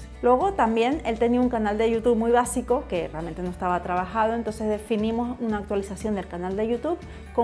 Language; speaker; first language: Spanish; native; Spanish